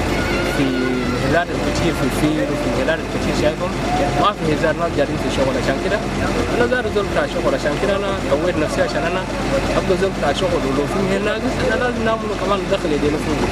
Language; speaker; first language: Arabic; non-native, local second language; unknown